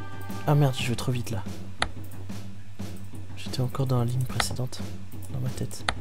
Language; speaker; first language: French; native; French